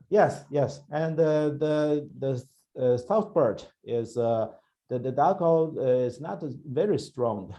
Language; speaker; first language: English; non-native, learner; Chinese